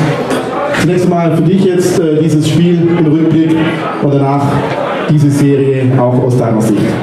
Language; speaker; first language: German; native; German